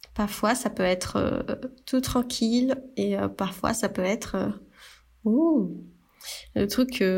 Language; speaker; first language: French; non-native, fluent; Portuguese